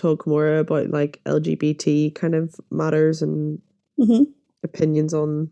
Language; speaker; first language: English; native; English